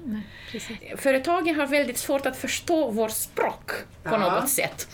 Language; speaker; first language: Swedish; non-native, fluent; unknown